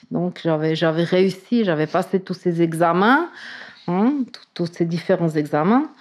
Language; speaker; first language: French; native; French